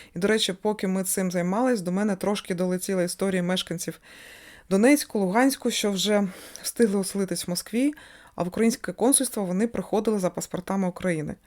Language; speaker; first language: Ukrainian; non-native, local second language; Russian